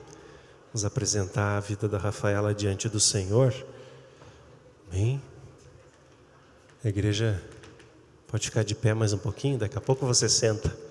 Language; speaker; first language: Portuguese; native; Portuguese